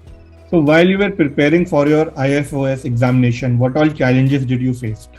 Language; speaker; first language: English; non-native, local second language; Hindi